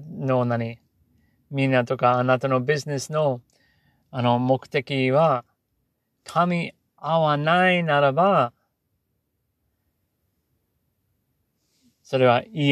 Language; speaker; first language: Japanese; non-native, learner; English